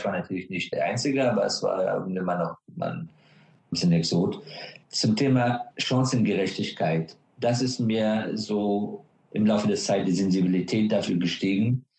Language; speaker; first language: German; non-native, fluent; Persian